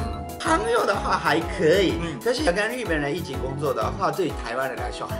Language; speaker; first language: Chinese; non-native, fluent; Japanese